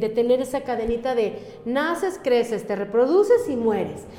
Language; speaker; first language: Spanish; native; Spanish